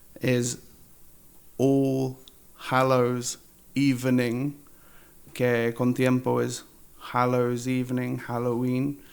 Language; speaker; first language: Spanish; non-native, learner; English